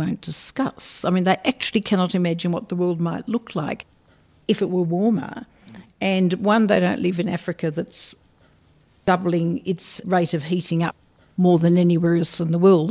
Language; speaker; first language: English; native; English